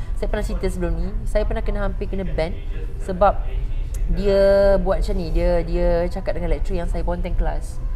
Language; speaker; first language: Malay; native; Malay